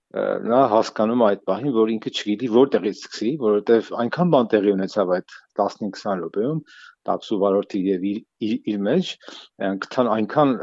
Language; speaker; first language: Armenian; native; Armenian